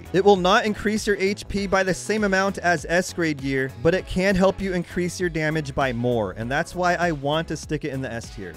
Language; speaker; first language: English; native; English